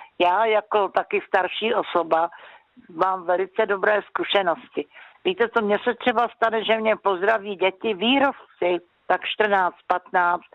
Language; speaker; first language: Czech; native; Czech